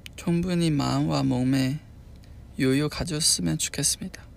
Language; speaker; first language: Korean; non-native, fluent; Chinese